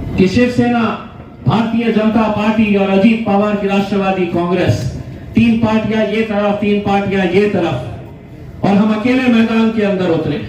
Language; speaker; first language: Urdu; native; Urdu